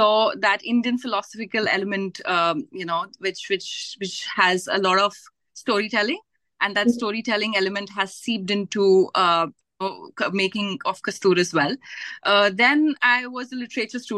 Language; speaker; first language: English; non-native, local second language; Hindi